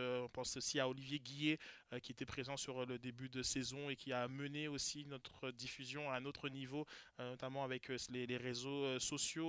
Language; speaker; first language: French; native; French